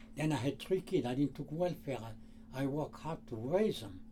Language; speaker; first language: English; non-native, learner; Armenian